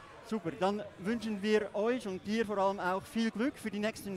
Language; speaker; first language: German; native; German